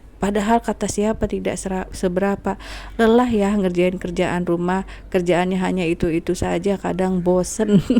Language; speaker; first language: Indonesian; non-native, local second language; Sundanese